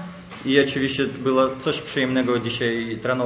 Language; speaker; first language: Polish; non-native, fluent; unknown